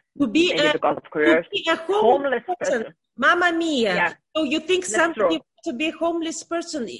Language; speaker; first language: English; non-native, learner; Russian